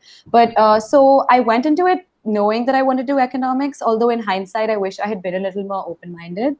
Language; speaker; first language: English; non-native, local second language; Hindi